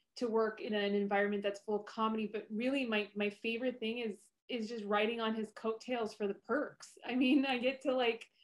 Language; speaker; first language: English; native; English